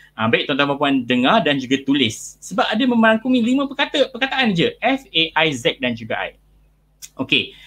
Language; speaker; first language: Malay; native; Malay